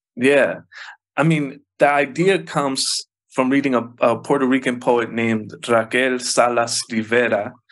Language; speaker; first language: English; early bilingual, other home language; Spanish